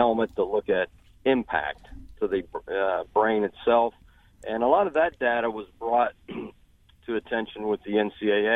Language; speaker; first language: English; native; English